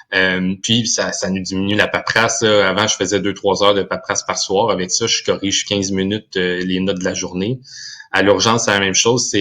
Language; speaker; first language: French; native; French